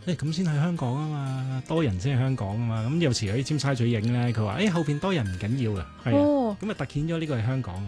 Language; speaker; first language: Cantonese; native; Cantonese